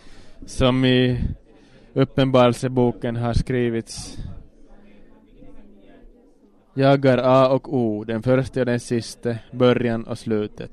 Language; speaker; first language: Swedish; non-native, local second language; Finnish